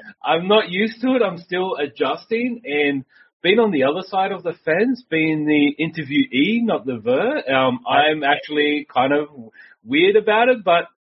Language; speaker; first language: English; native; English